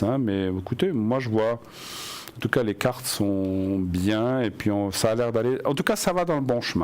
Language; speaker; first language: French; native; French